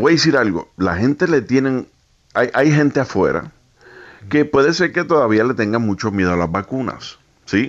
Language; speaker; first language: Spanish; early bilingual, heritage; Spanish